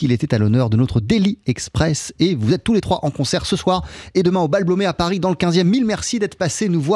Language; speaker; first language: French; native; French